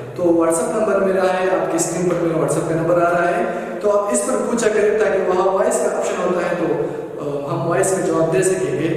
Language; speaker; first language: Urdu; non-native, local second language; Pashto